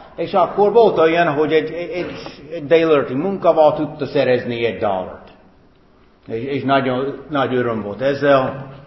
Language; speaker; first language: Hungarian; non-native, fluent; English